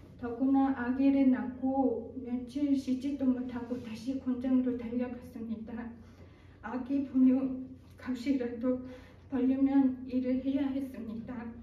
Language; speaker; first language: Korean; non-native, fluent; Mongolian